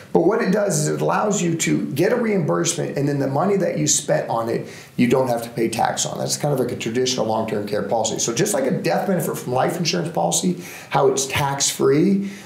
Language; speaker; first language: English; native; English